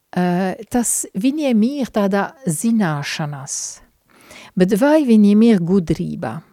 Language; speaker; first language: Latvian; non-native, fluent; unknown